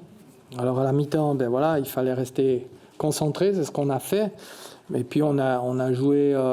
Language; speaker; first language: French; native; French